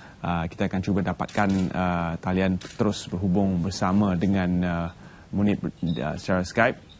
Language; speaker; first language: Malay; native; Malay